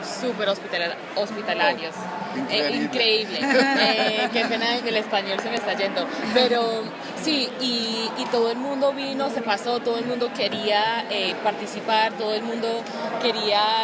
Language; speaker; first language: Spanish; early bilingual, heritage; Spanish